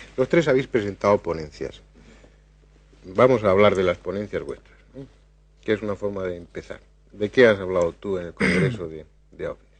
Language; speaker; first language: Spanish; native; Spanish